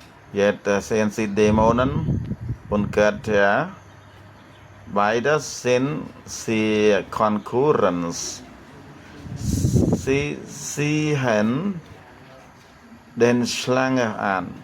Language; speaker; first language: German; non-native, learner; Khmer